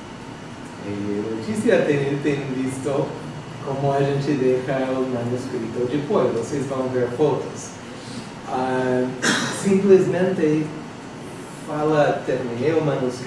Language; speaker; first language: Portuguese; non-native, fluent; English